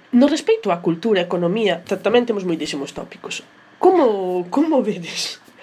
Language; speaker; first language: Galician; non-native, local second language; Spanish